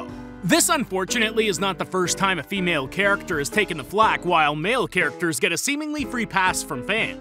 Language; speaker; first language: English; native; English